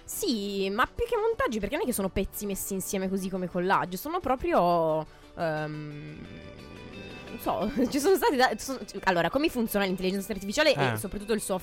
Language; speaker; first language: Italian; native; Italian